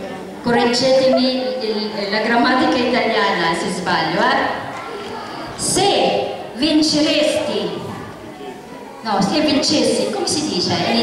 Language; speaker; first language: Italian; non-native, fluent; Filipino